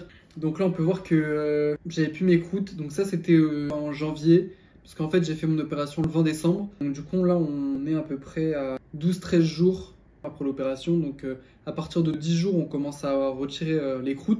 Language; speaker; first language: French; native; French